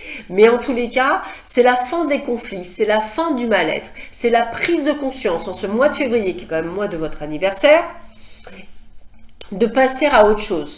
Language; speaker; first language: French; native; French